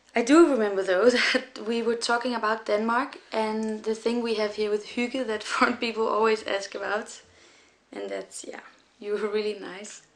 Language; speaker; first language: English; non-native, fluent; Danish